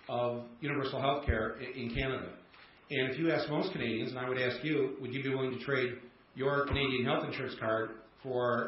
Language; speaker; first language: English; native; English